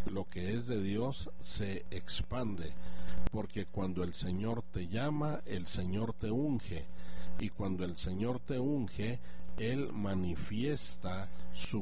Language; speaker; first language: Spanish; native; Spanish